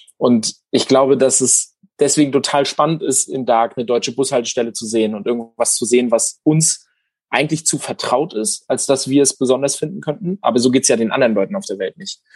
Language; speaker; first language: German; native; German